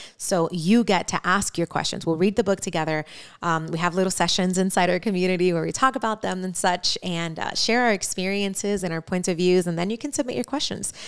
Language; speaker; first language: English; early bilingual, other home language; Spanish